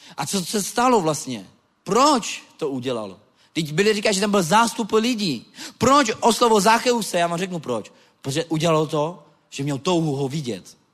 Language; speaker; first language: Czech; non-native, local second language; Romany